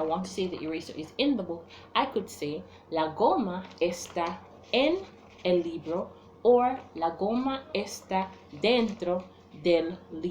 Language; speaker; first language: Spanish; non-native, fluent; English